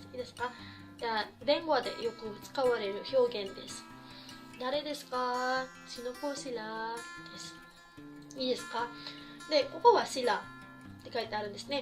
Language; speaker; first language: Japanese; non-native, fluent; Filipino